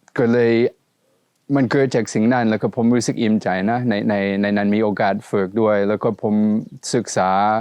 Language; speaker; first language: Thai; non-native, fluent; Swedish